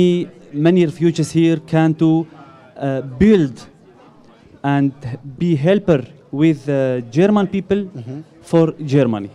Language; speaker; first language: English; non-native, learner; Arabic